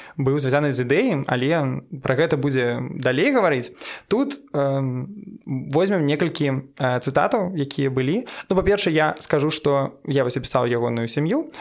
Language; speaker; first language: Belarusian; non-native, local second language; Russian